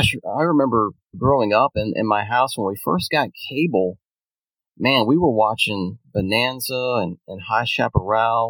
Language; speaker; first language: English; native; English